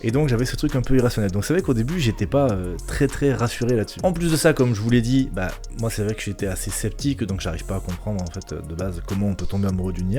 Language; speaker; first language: French; native; French